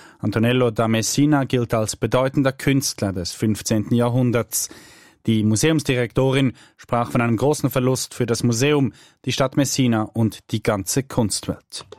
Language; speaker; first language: German; native; German